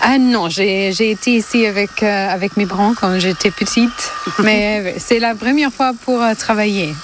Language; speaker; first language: French; non-native, learner; German